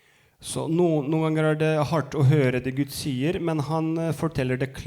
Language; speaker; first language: Norwegian; non-native, fluent; Lithuanian